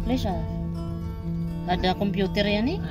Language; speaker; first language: Arabic; non-native, learner; Filipino